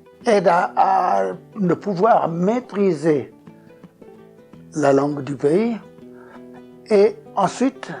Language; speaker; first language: French; non-native, fluent; Portuguese